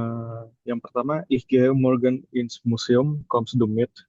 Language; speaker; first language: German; non-native, learner; Indonesian